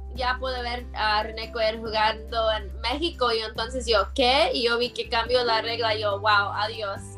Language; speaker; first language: Spanish; early bilingual, heritage; Spanish